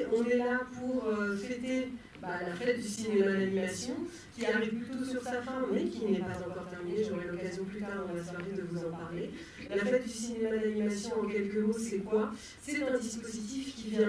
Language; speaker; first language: French; native; French